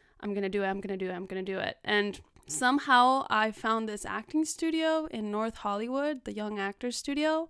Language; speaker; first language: English; early bilingual, other home language; Spanish